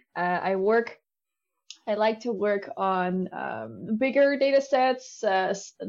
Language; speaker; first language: English; non-native, fluent; Dutch